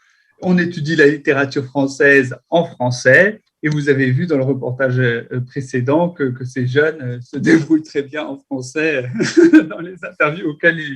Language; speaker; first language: French; native; French